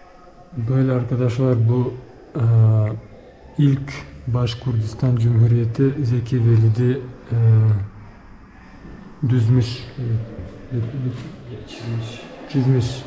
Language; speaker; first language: Turkish; non-native, learner; Bashkir